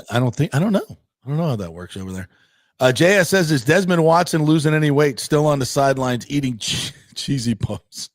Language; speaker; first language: English; native; English